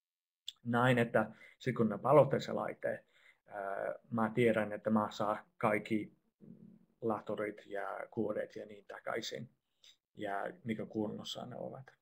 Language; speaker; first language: Finnish; non-native, fluent; English